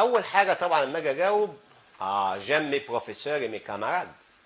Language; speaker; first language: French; non-native, fluent; Arabic